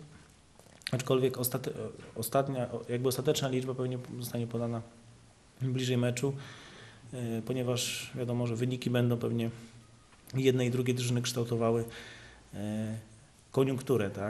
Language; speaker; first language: Polish; native; Polish